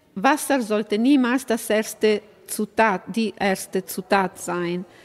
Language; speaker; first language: German; non-native, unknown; Italian